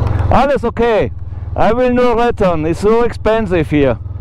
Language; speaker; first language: English; non-native, learner; German